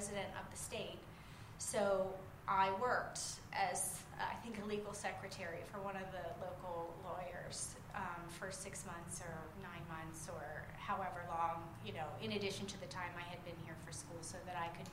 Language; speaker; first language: English; native; English